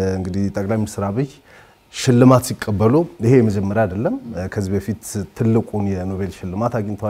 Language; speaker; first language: Amharic; native; Amharic